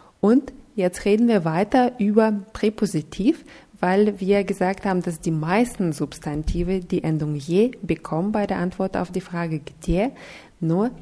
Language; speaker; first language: German; non-native, fluent; Russian